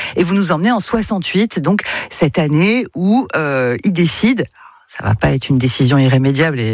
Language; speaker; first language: French; native; French